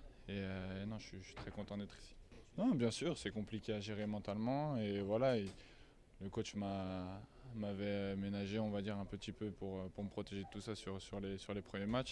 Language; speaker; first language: French; native; French